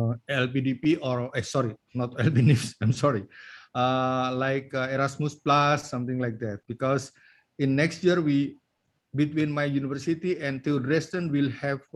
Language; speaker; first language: English; non-native, learner; Indonesian